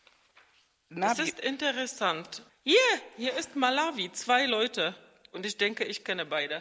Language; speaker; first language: German; non-native, fluent; Czech